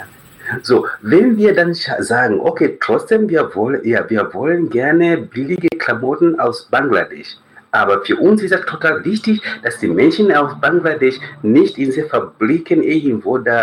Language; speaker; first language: German; non-native, fluent; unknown